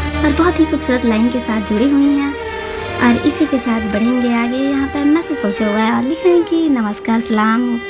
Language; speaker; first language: Hindi; native; Hindi